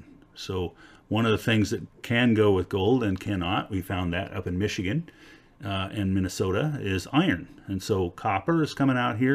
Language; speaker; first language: English; native; English